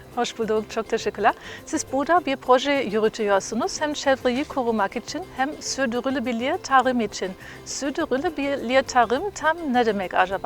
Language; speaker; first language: Turkish; non-native, fluent; German